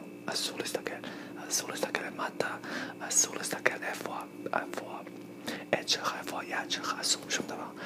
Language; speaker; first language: Hebrew; non-native, fluent; English